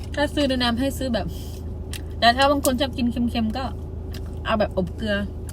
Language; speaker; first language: Thai; non-native, local second language; Khmer